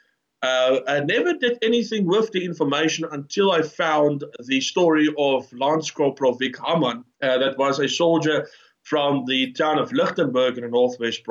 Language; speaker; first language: English; non-native, local second language; Afrikaans